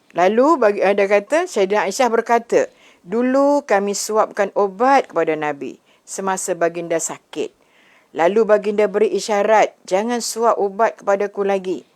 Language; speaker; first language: Malay; native; Malay